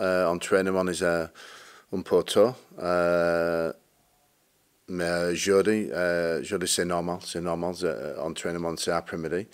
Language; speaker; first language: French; non-native, learner; English